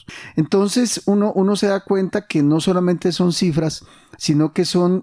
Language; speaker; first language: Spanish; native; Spanish